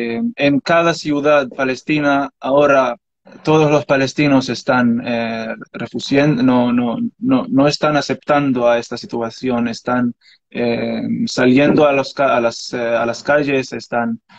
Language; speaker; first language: Spanish; non-native, learner; Arabic